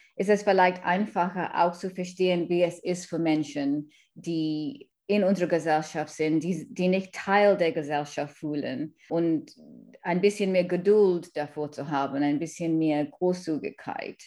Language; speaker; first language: German; non-native, fluent; English